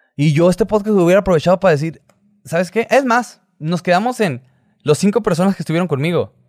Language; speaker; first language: Spanish; native; Spanish